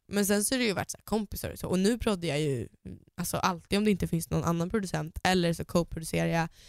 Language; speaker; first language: Swedish; native; Swedish